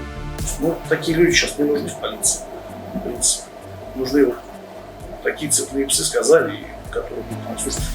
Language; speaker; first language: Russian; native; Russian